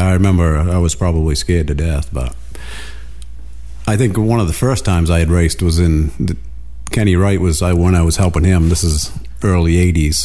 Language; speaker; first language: English; native; English